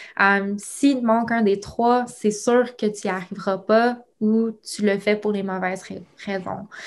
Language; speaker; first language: French; native; French